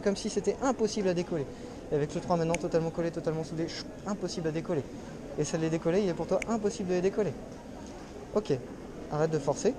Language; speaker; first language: French; native; French